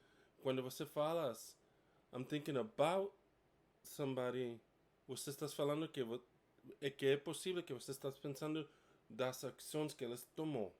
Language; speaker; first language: Portuguese; non-native, fluent; English